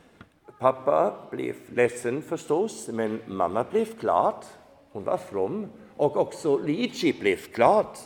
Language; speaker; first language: Swedish; non-native, fluent; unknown